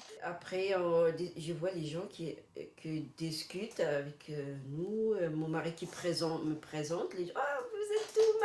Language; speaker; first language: French; non-native, local second language; Arabic